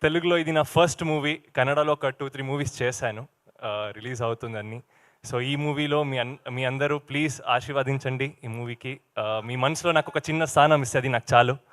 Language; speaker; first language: Telugu; non-native, learner; Kannada